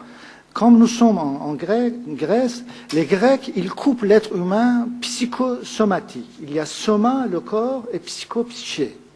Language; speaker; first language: French; non-native, fluent; Persian